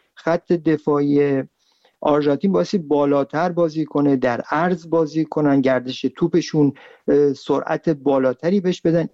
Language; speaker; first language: Persian; native; Persian